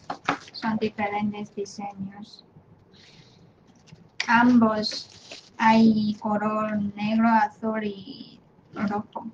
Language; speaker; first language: Spanish; non-native, fluent; Chinese